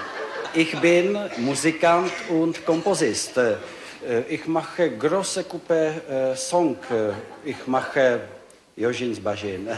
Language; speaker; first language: German; non-native, learner; Czech